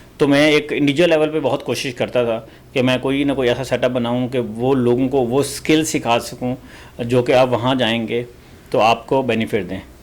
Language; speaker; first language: Urdu; non-native, local second language; Punjabi